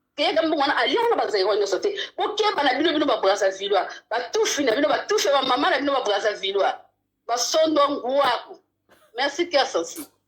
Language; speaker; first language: Lingala; native; Lingala